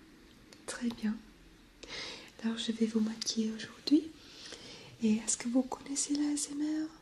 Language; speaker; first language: French; non-native, fluent; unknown